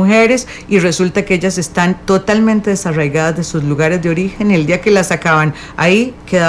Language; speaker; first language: Spanish; native; Spanish